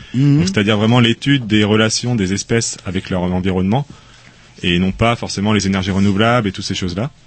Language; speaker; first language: French; native; French